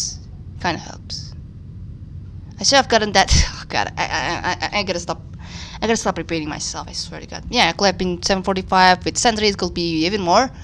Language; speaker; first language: English; non-native, fluent; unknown